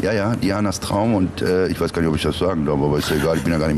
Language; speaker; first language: German; native; German